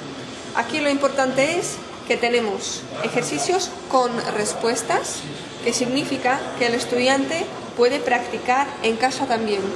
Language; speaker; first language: Spanish; non-native, fluent; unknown